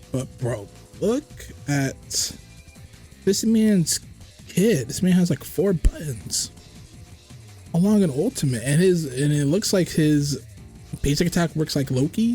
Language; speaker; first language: English; native; English